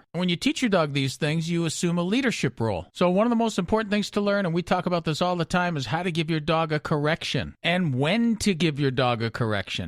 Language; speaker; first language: English; native; English